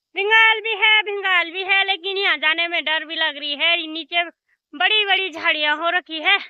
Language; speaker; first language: Hindi; native; Hindi